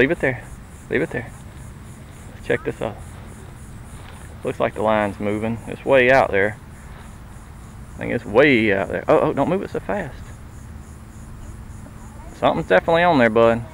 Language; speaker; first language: English; native; English